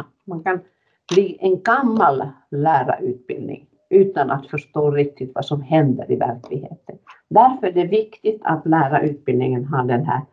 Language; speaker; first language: Swedish; non-native, fluent; Finnish